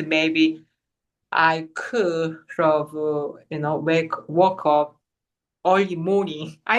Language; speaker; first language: English; non-native, fluent; Korean